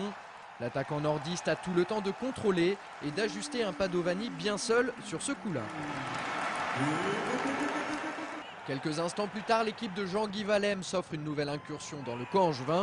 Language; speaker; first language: French; native; French